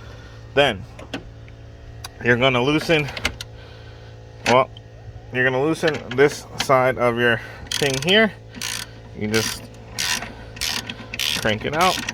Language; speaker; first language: English; native; English